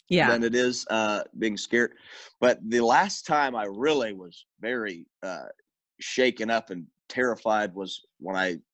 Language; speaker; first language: English; native; English